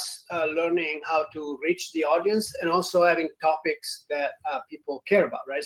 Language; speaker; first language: English; non-native, fluent; Italian